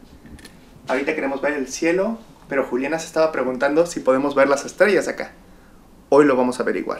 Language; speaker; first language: Spanish; native; Spanish